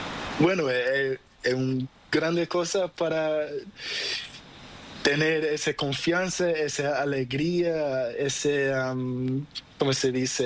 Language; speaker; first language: Spanish; non-native, learner; Portuguese